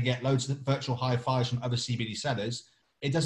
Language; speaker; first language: English; native; English